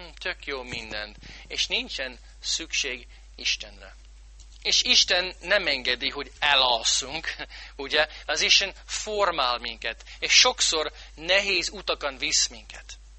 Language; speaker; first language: Hungarian; non-native, learner; English